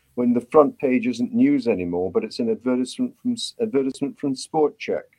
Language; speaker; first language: English; native; English